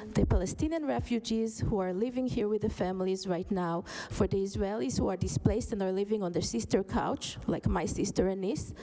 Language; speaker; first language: English; non-native, fluent; Hebrew